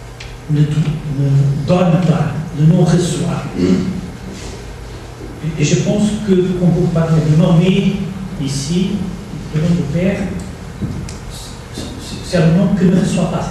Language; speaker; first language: French; non-native, fluent; Portuguese